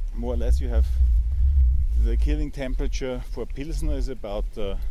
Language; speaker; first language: English; non-native, fluent; German